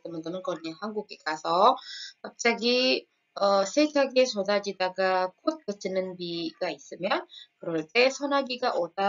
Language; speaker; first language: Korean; non-native, fluent; Indonesian